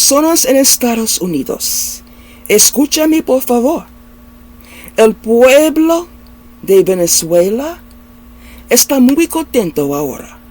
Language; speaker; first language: Spanish; non-native, learner; English